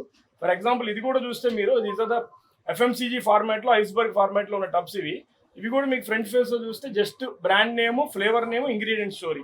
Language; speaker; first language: Telugu; native; Telugu